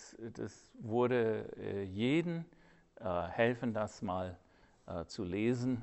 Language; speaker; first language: German; non-native, fluent; English